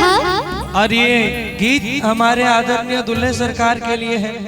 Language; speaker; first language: Hindi; non-native, local second language; Maithili